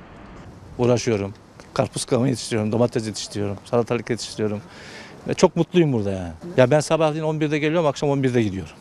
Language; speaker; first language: Turkish; native; Turkish